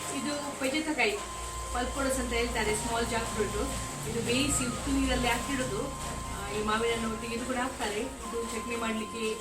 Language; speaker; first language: Kannada; non-native, local second language; Konkani